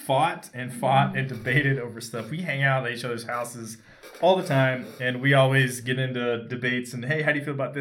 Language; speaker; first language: English; native; English